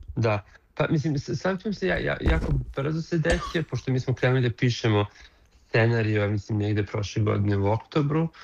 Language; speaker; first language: Serbian; native; Serbian